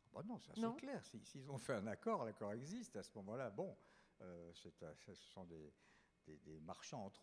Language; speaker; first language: French; native; French